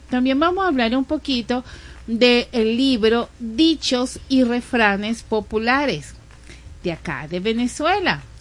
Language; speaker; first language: Spanish; native; Spanish